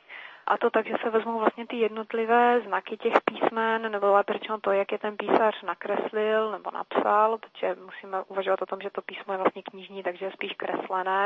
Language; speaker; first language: Czech; native; Czech